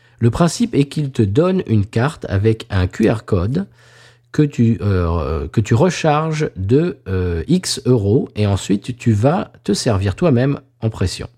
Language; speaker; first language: French; native; French